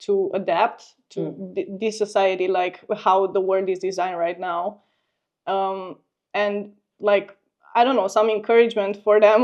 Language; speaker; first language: English; non-native, fluent; Romanian